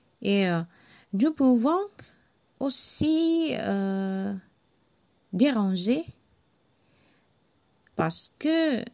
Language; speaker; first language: French; non-native, learner; Javanese